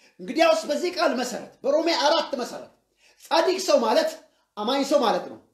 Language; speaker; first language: Amharic; native; Amharic